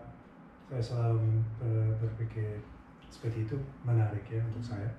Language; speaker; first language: Indonesian; non-native, fluent; English